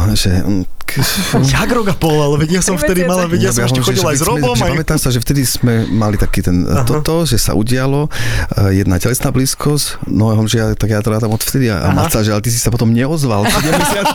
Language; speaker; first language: Slovak; native; Slovak